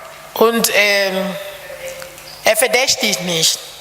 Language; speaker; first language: German; non-native, fluent; French